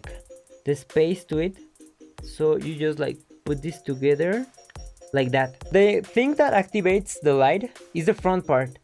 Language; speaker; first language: English; non-native, local second language; Spanish